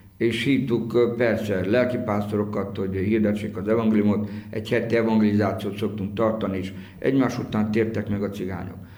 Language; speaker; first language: Hungarian; native; Hungarian